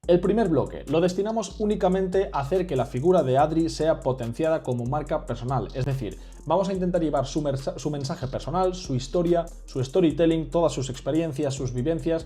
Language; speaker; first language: Spanish; native; Spanish